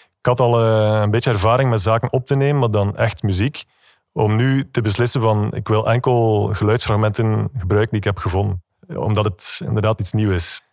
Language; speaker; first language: Dutch; native; Dutch